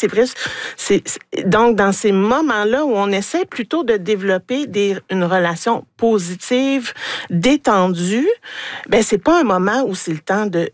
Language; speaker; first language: French; native; French